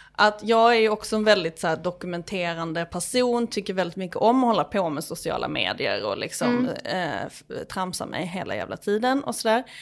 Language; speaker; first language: Swedish; native; Swedish